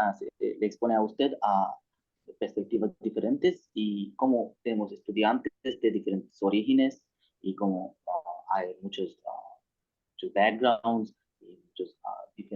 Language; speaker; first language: Spanish; non-native, learner; Bangla